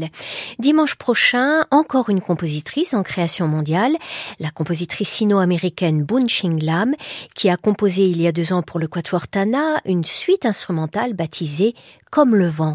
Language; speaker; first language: French; native; French